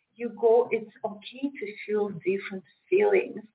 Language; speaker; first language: English; non-native, fluent; Romanian